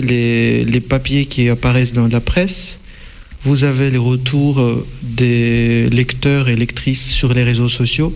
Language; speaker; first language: French; non-native, fluent; Russian